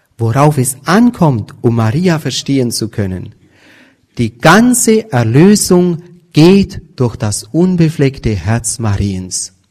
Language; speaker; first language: German; native; German